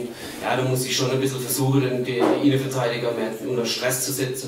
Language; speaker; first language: German; native; German